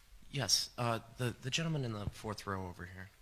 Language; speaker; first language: English; native; English